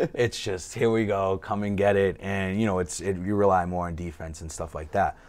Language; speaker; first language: English; native; English